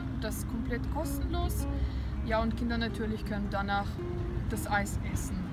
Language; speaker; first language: German; non-native, learner; Russian